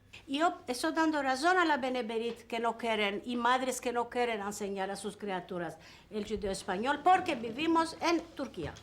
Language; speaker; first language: Spanish; early bilingual, heritage; Ladino